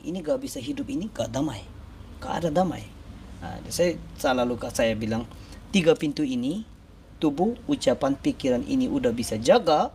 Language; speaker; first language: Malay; non-native, learner; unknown